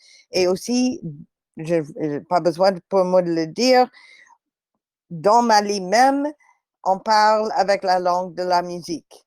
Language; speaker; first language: French; non-native, fluent; English